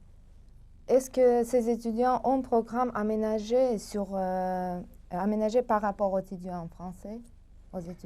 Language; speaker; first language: French; non-native, learner; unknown